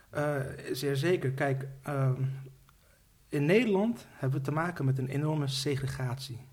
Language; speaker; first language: Dutch; early bilingual, other home language; Turkish